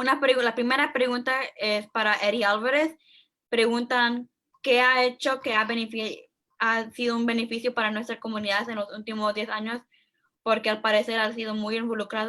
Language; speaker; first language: Spanish; early bilingual, heritage; Spanish